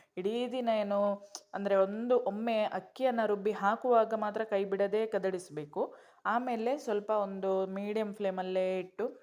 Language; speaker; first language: Kannada; non-native, local second language; Konkani